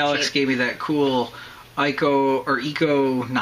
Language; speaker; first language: English; native; English